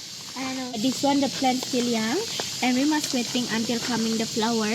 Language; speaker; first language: English; non-native, local second language; Indonesian